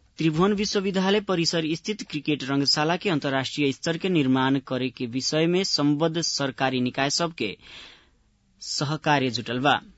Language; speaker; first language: Bhojpuri; native; Bhojpuri